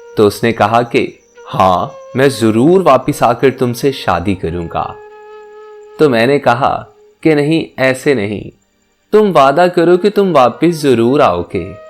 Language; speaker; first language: Urdu; native; Urdu